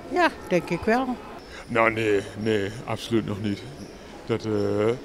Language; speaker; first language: Dutch; non-native, fluent; Arabic